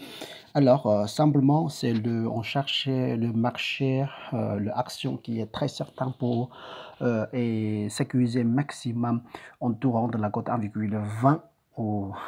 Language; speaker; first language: French; non-native, learner; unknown